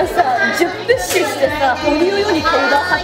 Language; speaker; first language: Japanese; native; Japanese